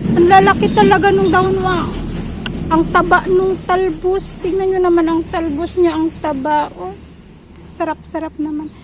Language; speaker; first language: Filipino; non-native, local second language; Iloko